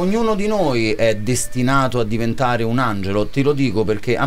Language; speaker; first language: Italian; native; Italian